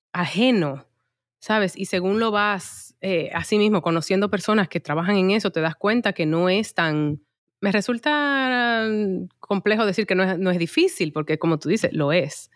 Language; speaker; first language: Spanish; native; Spanish